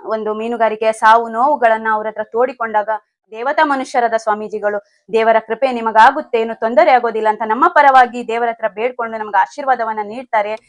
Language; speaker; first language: Kannada; non-native, local second language; Konkani